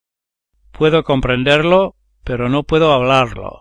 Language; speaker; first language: Spanish; non-native, learner; English